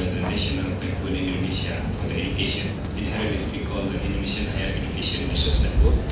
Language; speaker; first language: English; non-native, learner; Indonesian